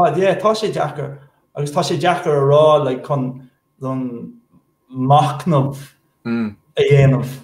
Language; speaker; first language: Irish; non-native, local second language; English